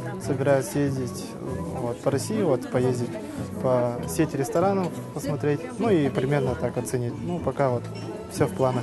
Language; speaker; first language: Russian; non-native, local second language; Yakut